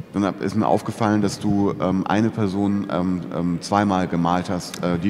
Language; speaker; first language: German; native; German